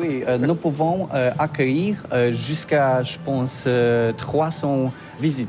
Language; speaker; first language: French; non-native, learner; Polish